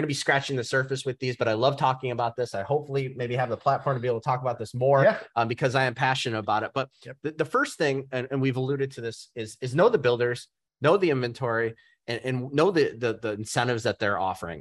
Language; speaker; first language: English; native; English